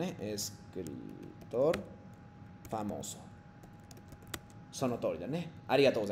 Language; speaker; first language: Japanese; non-native, fluent; Spanish